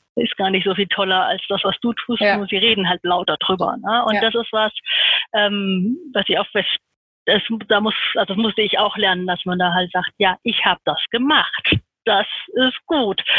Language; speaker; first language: German; native; German